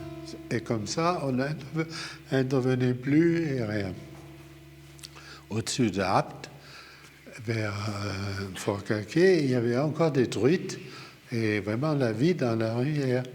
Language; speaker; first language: French; non-native, fluent; German